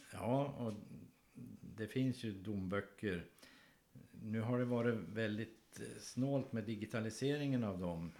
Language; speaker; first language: Swedish; native; Swedish